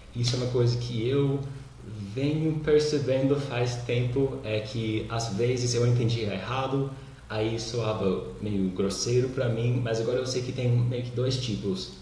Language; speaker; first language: Portuguese; non-native, fluent; English